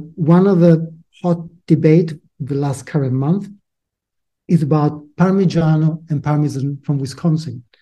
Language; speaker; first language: English; non-native, fluent; Italian